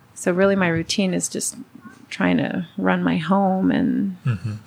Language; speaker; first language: English; early bilingual, other home language; Spanish